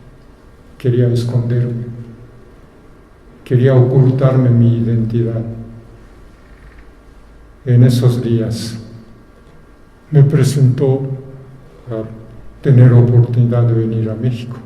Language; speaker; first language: Spanish; non-native, fluent; Japanese